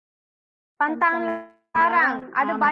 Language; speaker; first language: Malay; non-native, local second language; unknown